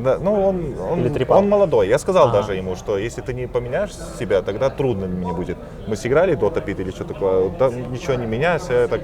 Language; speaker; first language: Russian; early bilingual, heritage; Russian